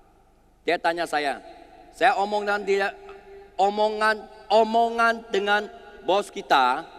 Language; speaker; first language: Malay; non-native, learner; Chinese